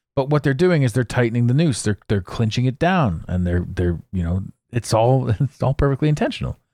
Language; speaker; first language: English; native; English